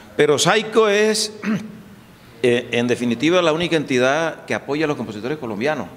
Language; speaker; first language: Spanish; native; Spanish